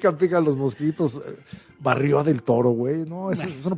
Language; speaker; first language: Spanish; native; Spanish